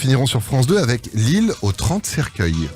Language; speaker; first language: French; native; French